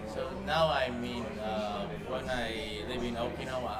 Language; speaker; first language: English; non-native, learner; Japanese